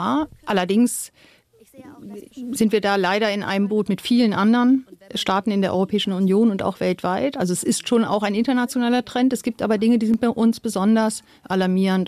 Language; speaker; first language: German; native; German